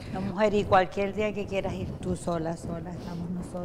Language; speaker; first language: Spanish; native; Spanish